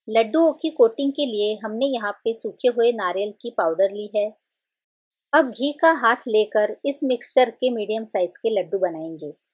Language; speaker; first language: Hindi; non-native, local second language; Marathi